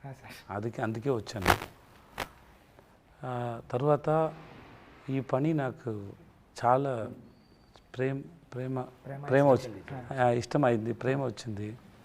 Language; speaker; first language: Telugu; non-native, learner; Tamil